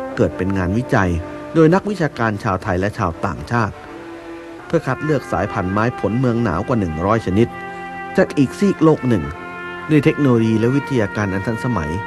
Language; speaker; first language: Thai; native; Thai